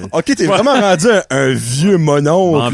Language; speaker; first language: French; native; French